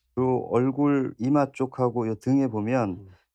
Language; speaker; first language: Korean; native; Korean